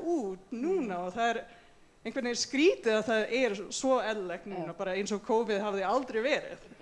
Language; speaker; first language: Icelandic; non-native, fluent; English